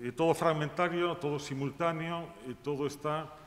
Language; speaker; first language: Spanish; non-native, local second language; Galician